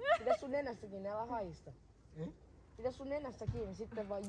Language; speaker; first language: Finnish; early bilingual, other home language; Kinyarwanda